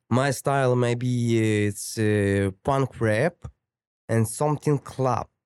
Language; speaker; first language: English; non-native, learner; Ukrainian